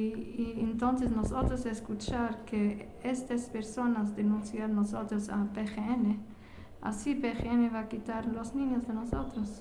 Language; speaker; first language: Spanish; non-native, learner; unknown